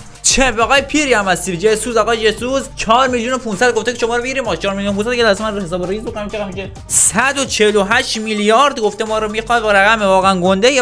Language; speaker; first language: Persian; native; Persian